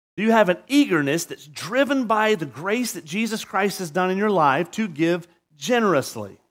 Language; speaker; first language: English; native; English